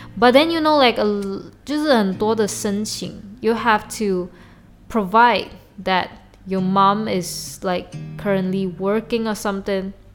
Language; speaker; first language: English; non-native, local second language; Chinese